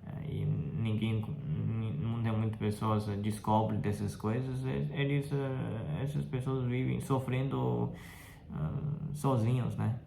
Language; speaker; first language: Portuguese; non-native, fluent; Chinese